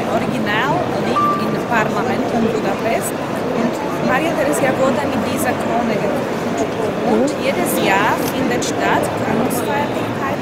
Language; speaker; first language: German; non-native, fluent; Slovak